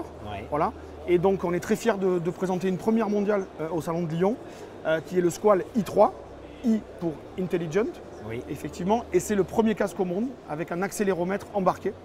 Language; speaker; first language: French; native; French